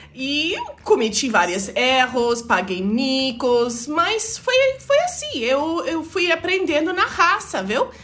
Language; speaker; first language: Portuguese; non-native, fluent; English